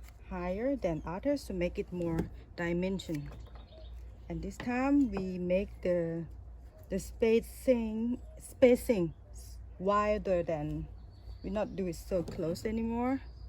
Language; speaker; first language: English; non-native, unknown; Thai